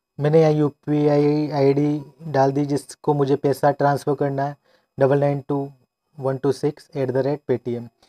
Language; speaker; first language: Hindi; non-native, local second language; Gujarati